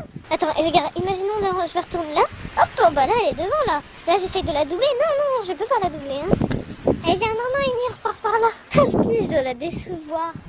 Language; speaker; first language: French; native; French